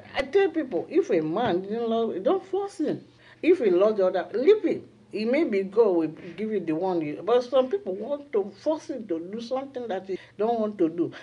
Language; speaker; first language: English; non-native, local second language; Igbo